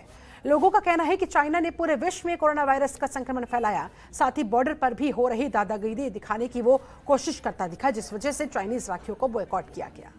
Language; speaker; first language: Hindi; native; Hindi